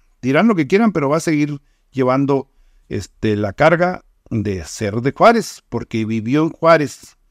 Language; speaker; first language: Spanish; native; Spanish